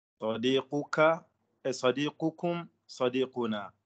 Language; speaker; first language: Arabic; non-native, learner; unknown